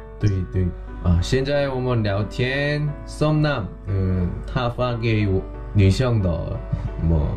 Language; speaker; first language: Chinese; non-native, learner; Korean